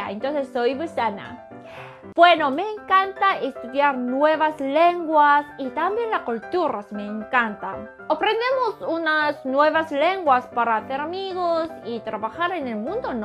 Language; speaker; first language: Spanish; non-native, fluent; Korean